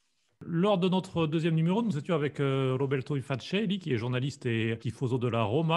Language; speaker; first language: French; native; French